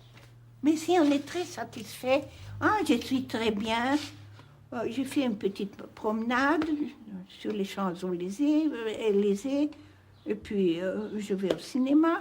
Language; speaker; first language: French; non-native, fluent; Hungarian